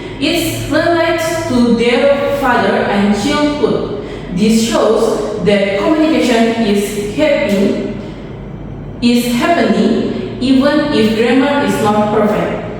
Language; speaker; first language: English; non-native, learner; Indonesian